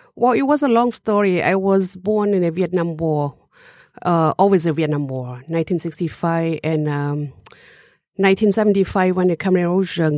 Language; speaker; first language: English; non-native, learner; Hmong